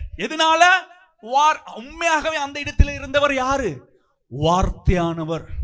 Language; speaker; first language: Tamil; non-native, local second language; Sinhala